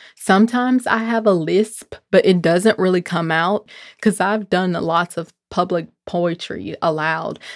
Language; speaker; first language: English; native; English